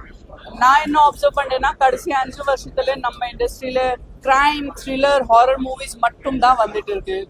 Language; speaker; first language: Tamil; non-native, fluent; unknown